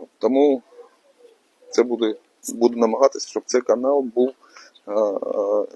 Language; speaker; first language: Ukrainian; non-native, local second language; Russian